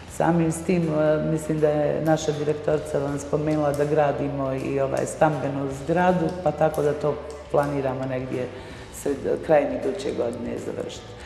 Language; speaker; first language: Bosnian; native; Bosnian